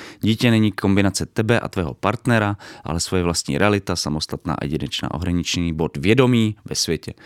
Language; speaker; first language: Czech; native; Czech